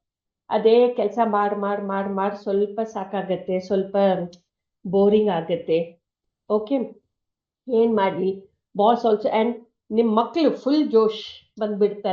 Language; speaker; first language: Kannada; non-native, learner; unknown